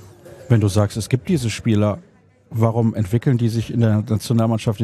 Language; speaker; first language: German; native; German